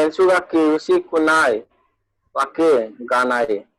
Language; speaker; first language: Japanese; non-native, learner; Hindi